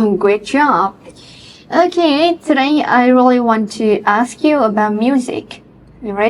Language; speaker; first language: English; non-native, fluent; Vietnamese